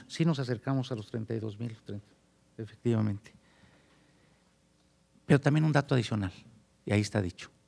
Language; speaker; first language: Spanish; native; Spanish